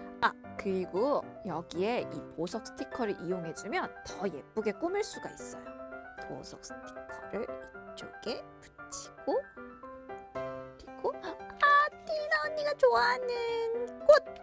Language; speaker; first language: Korean; native; Korean